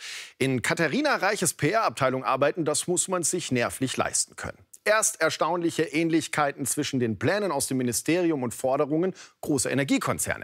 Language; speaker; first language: German; native; German